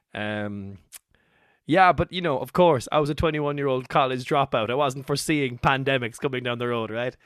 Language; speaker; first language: English; native; English